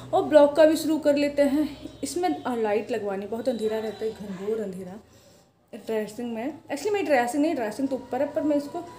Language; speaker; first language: Hindi; native; Hindi